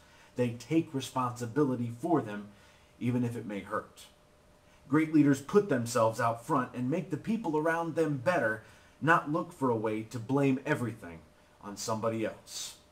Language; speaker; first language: English; native; English